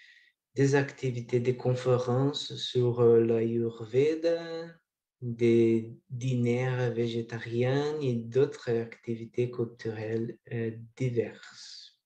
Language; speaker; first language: French; non-native, learner; Portuguese